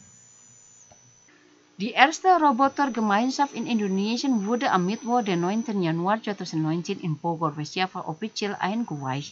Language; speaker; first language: German; non-native, fluent; Indonesian